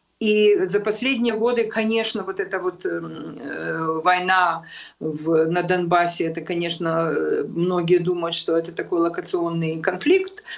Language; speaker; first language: Russian; non-native, local second language; Ukrainian